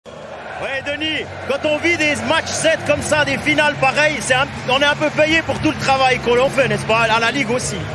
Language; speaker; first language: French; native; French